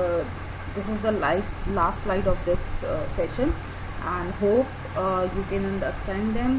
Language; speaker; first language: English; non-native, local second language; Hindi